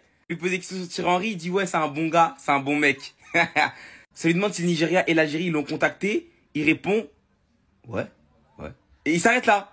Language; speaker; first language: French; native; French